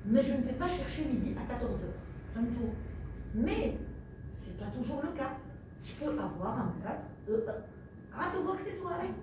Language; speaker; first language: French; non-native, local second language; Arabic